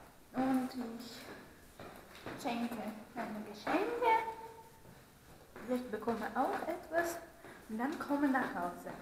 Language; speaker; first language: German; non-native, fluent; Russian